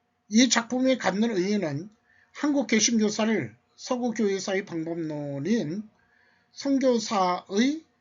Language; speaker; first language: Korean; native; Korean